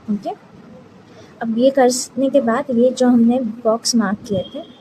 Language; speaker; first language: Hindi; non-native, local second language; Marathi